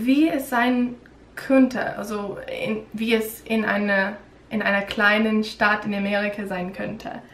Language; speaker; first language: German; non-native, learner; English